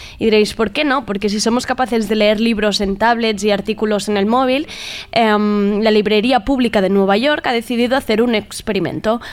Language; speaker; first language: Spanish; native; Spanish